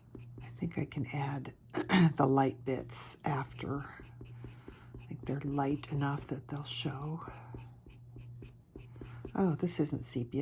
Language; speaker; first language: English; native; English